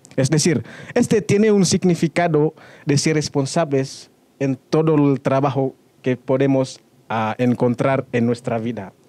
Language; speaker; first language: Spanish; non-native, fluent; Indonesian